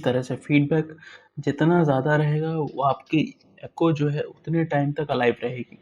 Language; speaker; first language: Hindi; native; Hindi